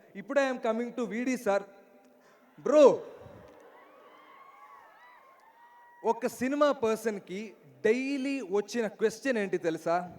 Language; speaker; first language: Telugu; non-native, learner; Malayalam